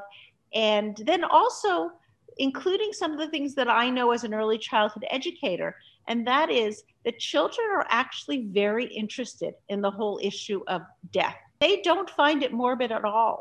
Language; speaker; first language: English; native; English